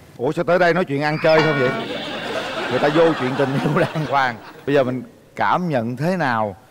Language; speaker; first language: Vietnamese; native; Vietnamese